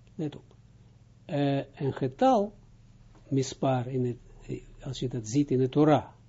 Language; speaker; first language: Dutch; non-native, fluent; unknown